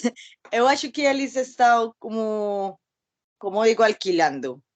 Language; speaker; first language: Portuguese; non-native, learner; Spanish